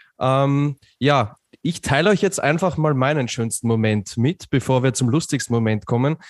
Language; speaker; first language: German; native; German